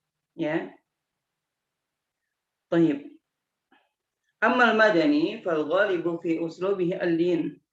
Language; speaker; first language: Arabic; non-native, fluent; Indonesian